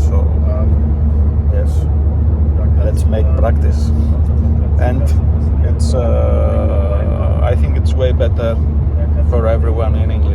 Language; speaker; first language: English; non-native, learner; Greek